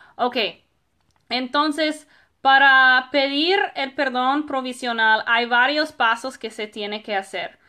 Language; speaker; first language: Spanish; non-native, fluent; English